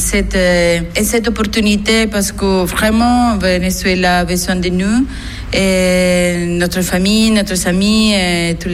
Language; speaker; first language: French; non-native, fluent; Spanish